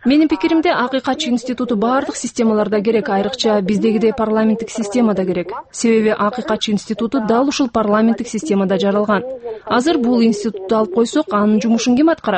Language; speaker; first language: Kyrgyz; native; Kyrgyz